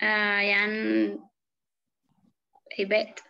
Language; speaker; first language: English; non-native, learner; Spanish